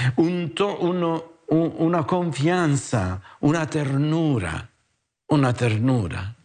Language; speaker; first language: Spanish; non-native, fluent; Italian